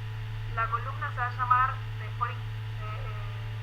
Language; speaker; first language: Spanish; native; Spanish